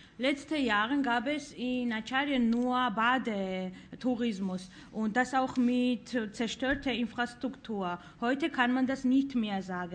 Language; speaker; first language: German; non-native, fluent; Georgian